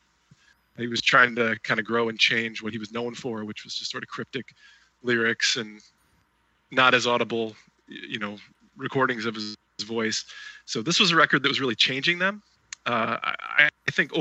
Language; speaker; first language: English; native; English